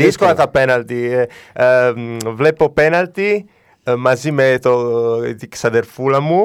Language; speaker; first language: Greek; non-native, learner; Italian